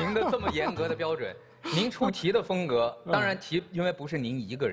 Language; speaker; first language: Chinese; native; Chinese